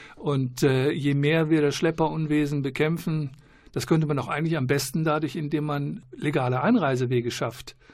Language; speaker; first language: German; native; German